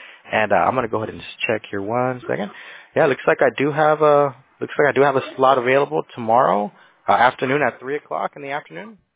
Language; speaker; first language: English; early bilingual, other home language; Spanish